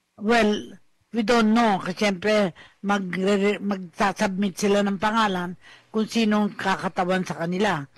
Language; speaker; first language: Filipino; native; Filipino